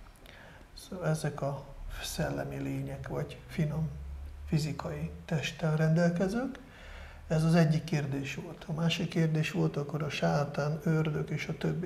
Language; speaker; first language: Hungarian; non-native, fluent; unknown